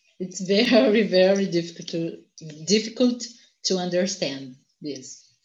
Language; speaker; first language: English; non-native, learner; Portuguese